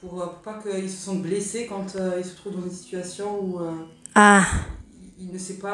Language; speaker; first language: French; native; French